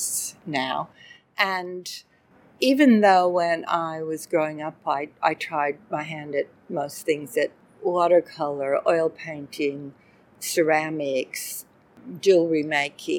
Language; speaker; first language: English; native; English